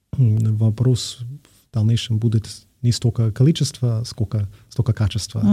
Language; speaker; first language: Russian; non-native, fluent; English